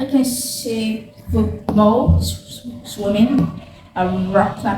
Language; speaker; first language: English; non-native, learner; Vietnamese